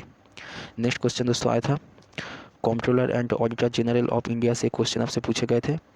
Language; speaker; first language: Hindi; native; Hindi